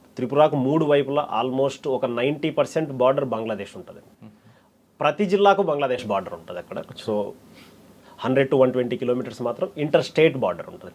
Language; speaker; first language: Telugu; native; Telugu